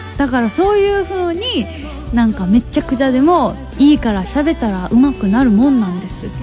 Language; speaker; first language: Japanese; non-native, fluent; Korean